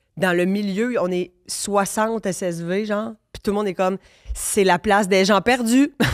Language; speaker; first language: French; native; French